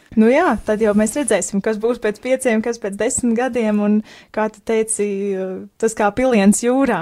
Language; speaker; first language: Latvian; native; Latvian